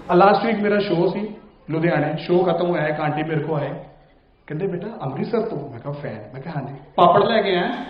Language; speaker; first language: Hindi; non-native, local second language; Punjabi